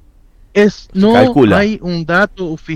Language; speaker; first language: Spanish; non-native, fluent; Italian